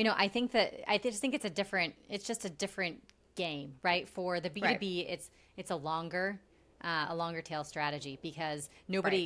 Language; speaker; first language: English; native; English